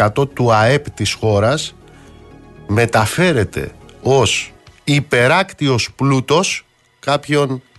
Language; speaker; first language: Greek; native; Greek